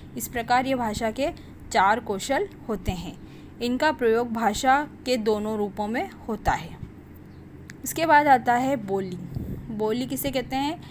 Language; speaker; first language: Hindi; native; Hindi